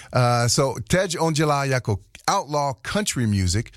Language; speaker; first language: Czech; non-native, learner; English